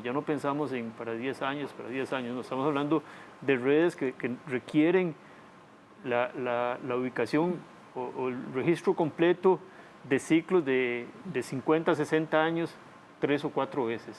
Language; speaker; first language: Spanish; native; Spanish